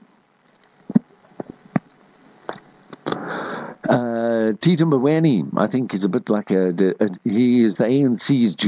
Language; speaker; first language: English; native; English